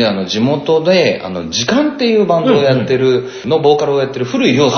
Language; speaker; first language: Japanese; native; Japanese